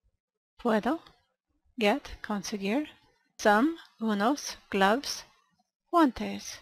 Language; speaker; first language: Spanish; non-native, learner; English